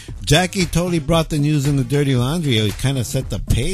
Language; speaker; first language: English; early bilingual, other home language; Spanish